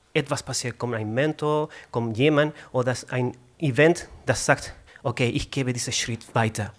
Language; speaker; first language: German; non-native, fluent; Spanish